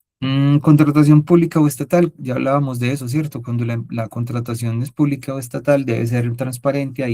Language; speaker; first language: Spanish; native; Spanish